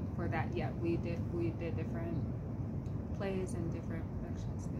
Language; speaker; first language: English; native; English